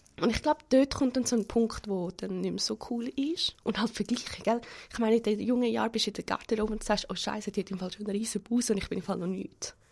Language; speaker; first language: German; early bilingual, other home language; Spanish